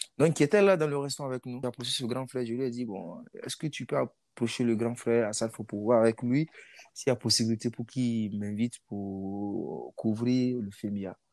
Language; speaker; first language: French; non-native, local second language; Mossi